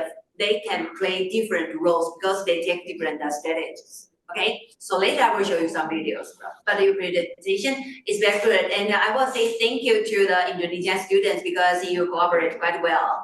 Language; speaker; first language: English; non-native, fluent; Chinese